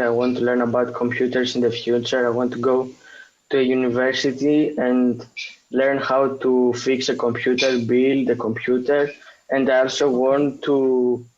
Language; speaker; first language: English; non-native, fluent; Greek